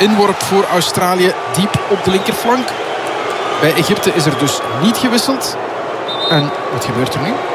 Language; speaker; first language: Dutch; native; Dutch